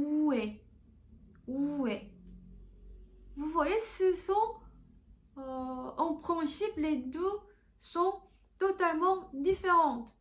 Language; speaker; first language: French; non-native, fluent; Korean